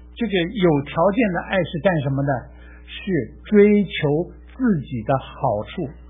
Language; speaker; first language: Chinese; native; Chinese